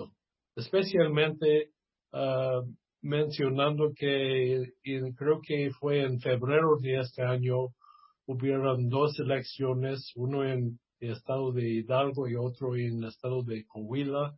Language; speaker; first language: Spanish; non-native, fluent; English